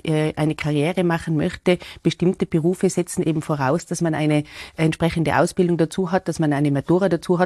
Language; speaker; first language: German; native; German